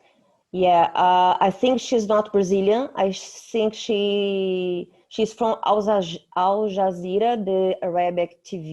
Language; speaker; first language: English; non-native, fluent; Portuguese